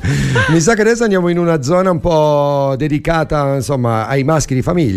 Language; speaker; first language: Italian; native; Italian